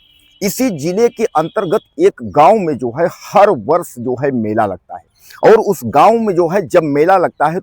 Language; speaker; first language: Hindi; native; Hindi